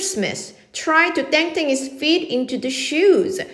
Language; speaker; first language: English; non-native, fluent; Korean